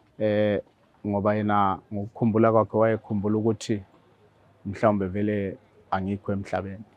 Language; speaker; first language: Zulu; native; Zulu